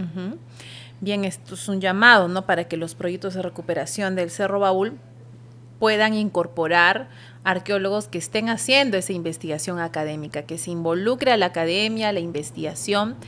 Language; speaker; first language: Spanish; native; Spanish